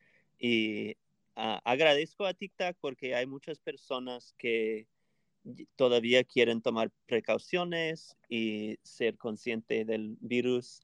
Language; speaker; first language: Spanish; non-native, fluent; English